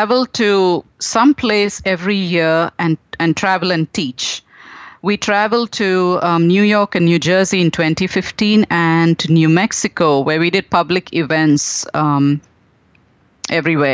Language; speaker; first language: English; non-native, local second language; Tamil